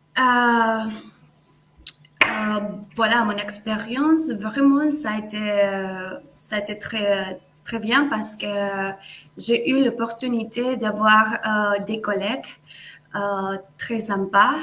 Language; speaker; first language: French; non-native, fluent; Spanish